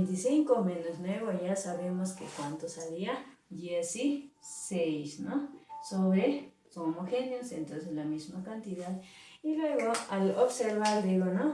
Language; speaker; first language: Spanish; native; Spanish